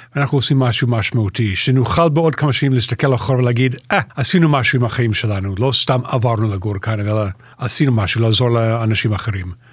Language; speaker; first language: Hebrew; non-native, fluent; English